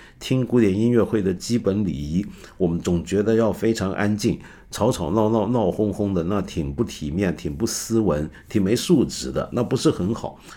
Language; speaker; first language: Chinese; non-native, local second language; Cantonese